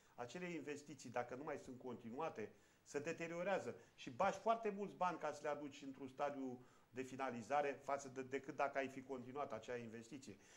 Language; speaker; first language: Romanian; native; Romanian